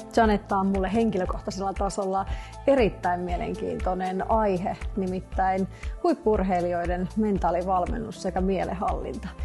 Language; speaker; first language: Finnish; native; Finnish